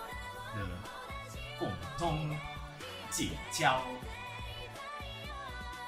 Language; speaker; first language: Chinese; non-native, learner; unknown